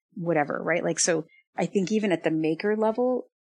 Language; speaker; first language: English; native; English